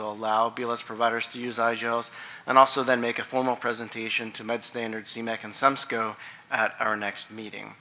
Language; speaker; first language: English; native; English